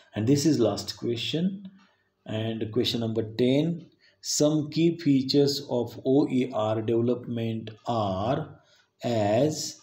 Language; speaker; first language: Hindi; non-native, local second language; Marathi